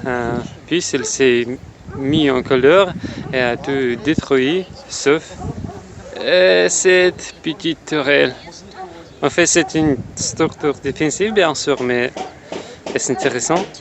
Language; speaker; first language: French; non-native, fluent; Russian